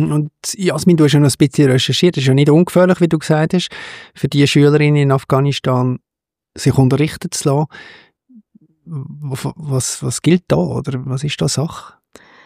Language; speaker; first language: German; native; German